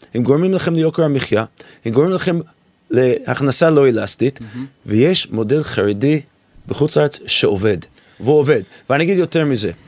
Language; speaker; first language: Hebrew; non-native, fluent; English